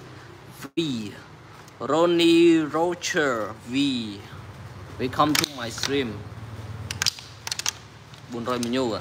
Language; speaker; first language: English; non-native, learner; Khmer